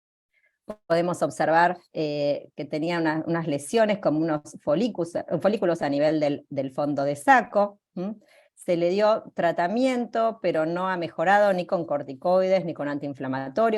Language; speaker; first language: Spanish; native; Spanish